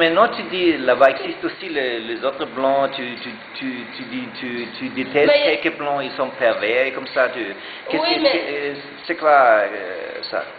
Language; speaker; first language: French; non-native, learner; German